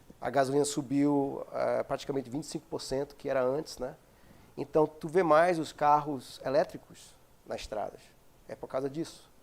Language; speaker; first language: Portuguese; native; Portuguese